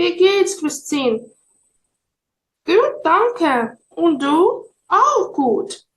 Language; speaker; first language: German; non-native, fluent; Ukrainian